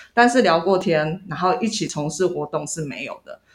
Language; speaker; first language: Chinese; native; Chinese